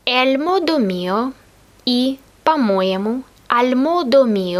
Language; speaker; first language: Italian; non-native, fluent; Russian